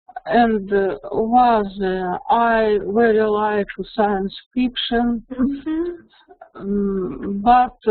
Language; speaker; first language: English; non-native, learner; Russian